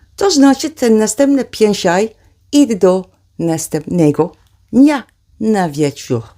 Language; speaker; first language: Polish; non-native, learner; Dutch